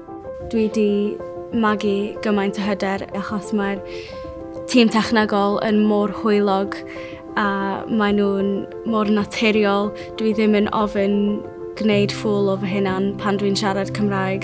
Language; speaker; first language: Welsh; non-native, local second language; English